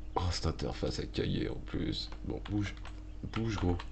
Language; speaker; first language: French; native; French